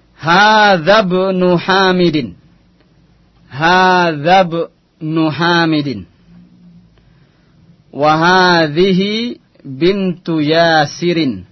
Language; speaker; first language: Arabic; non-native, fluent; Indonesian